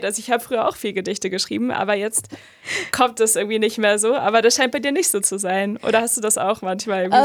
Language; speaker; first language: German; native; German